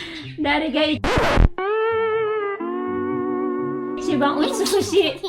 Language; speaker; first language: Japanese; non-native, fluent; Filipino